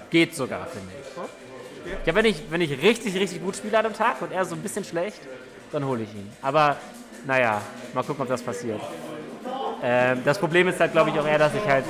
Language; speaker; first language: German; native; German